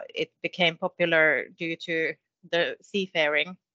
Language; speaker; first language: English; non-native, fluent; Finnish